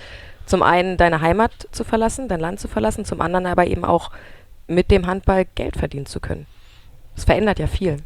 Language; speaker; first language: German; native; German